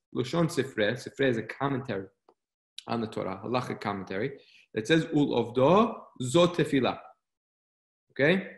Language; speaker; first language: English; native; English